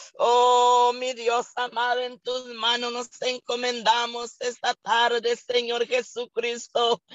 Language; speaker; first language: Spanish; native; Spanish